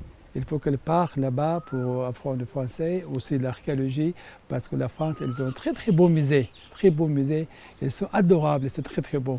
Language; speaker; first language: French; non-native, fluent; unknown